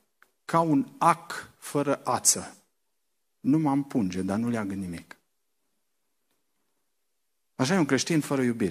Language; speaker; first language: Romanian; native; Romanian